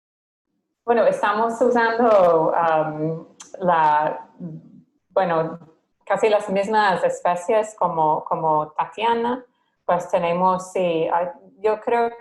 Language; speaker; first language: Spanish; non-native, fluent; English